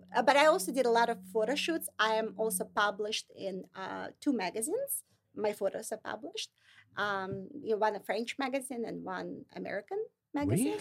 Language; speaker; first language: English; non-native, fluent; Russian